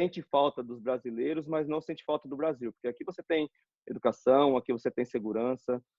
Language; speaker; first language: Portuguese; native; Portuguese